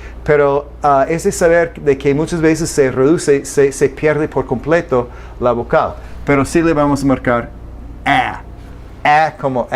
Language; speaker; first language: Spanish; non-native, fluent; English